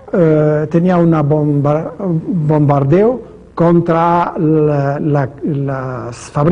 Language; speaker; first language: Spanish; non-native, fluent; French